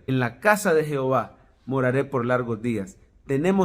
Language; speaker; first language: Spanish; native; Spanish